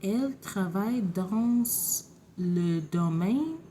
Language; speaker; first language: French; non-native, learner; English